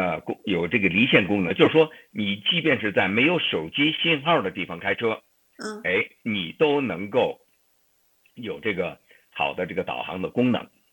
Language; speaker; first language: Chinese; native; Chinese